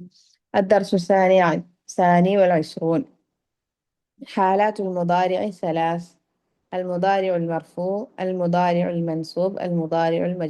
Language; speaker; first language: Arabic; non-native, fluent; Malayalam